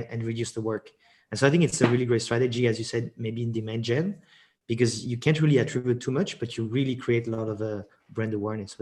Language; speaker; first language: English; non-native, fluent; French